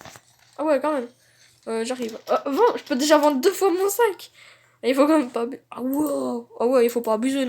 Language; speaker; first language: French; native; French